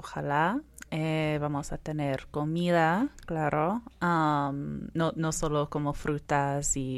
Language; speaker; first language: Spanish; non-native, fluent; English